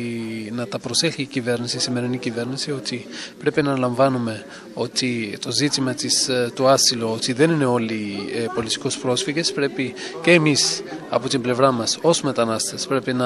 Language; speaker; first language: Greek; non-native, fluent; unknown